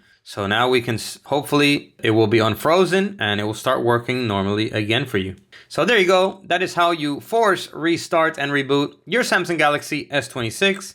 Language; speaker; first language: English; native; English